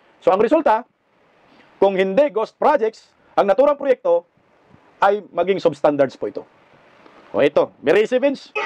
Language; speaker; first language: Filipino; non-native, local second language; Cebuano